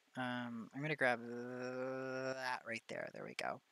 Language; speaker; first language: English; native; English